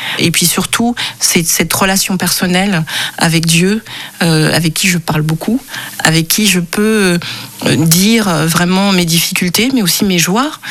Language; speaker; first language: French; early bilingual, other home language; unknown